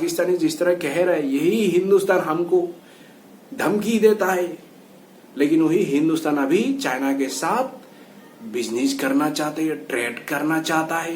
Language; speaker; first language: Hindi; non-native, local second language; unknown